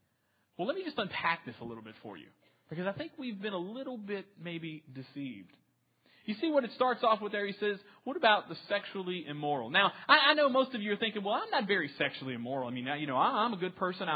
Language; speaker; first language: English; native; English